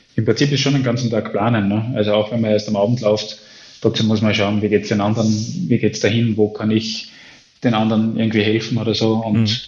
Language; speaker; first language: German; native; German